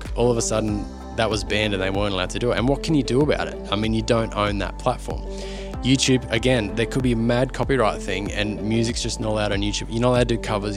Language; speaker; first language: English; native; English